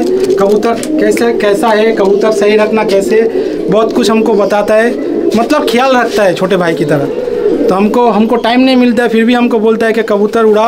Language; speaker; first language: Hindi; non-native, local second language; Bangla